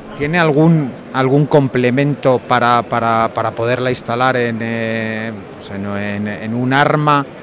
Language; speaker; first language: Spanish; native; Spanish